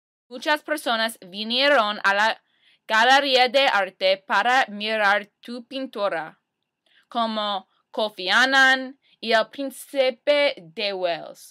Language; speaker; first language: Spanish; non-native, learner; English